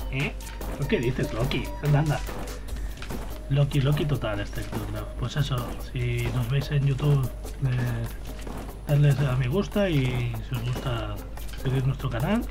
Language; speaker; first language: Spanish; native; Spanish